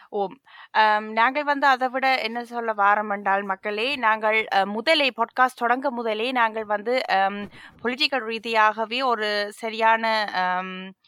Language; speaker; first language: Tamil; early bilingual, heritage; Tamil